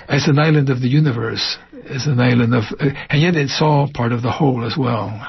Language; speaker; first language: English; early bilingual, other home language; Spanish